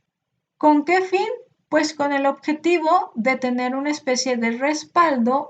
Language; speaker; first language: Spanish; native; Spanish